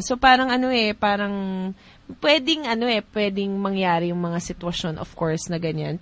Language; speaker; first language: Filipino; native; Filipino